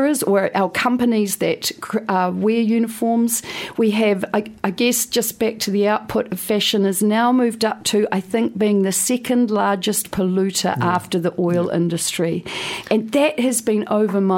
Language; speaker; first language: English; native; English